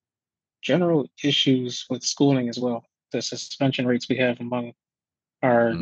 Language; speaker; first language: English; native; English